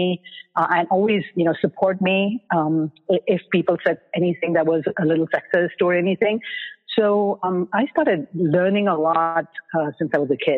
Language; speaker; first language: English; non-native, local second language; Bangla